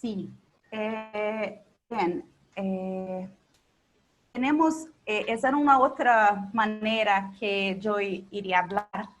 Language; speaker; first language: Spanish; non-native, local second language; Portuguese